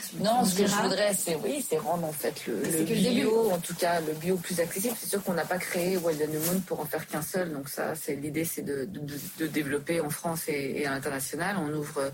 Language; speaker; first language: French; native; French